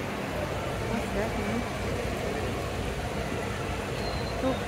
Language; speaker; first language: English; non-native, learner; Indonesian